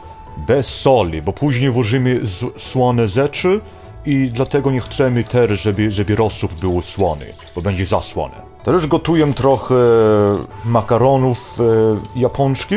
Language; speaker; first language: Polish; early bilingual, heritage; Polish